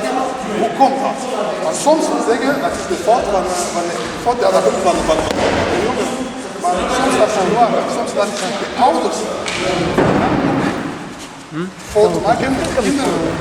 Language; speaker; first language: Dutch; non-native, learner; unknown